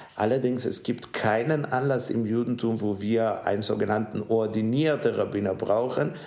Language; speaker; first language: German; non-native, fluent; Hebrew